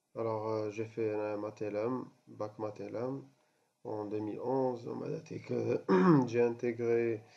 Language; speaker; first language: French; non-native, local second language; Arabic